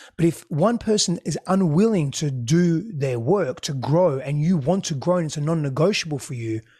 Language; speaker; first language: English; non-native, local second language; Greek